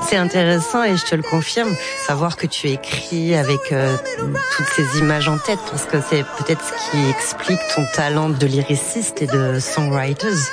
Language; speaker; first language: French; native; French